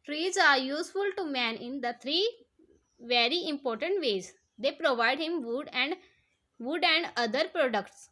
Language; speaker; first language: English; non-native, local second language; Punjabi